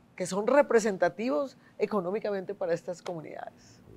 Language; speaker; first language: Spanish; native; Spanish